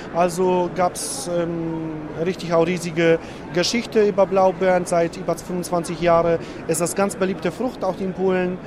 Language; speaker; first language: German; non-native, fluent; Polish